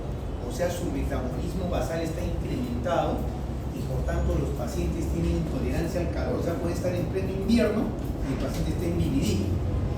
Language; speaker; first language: Spanish; native; Spanish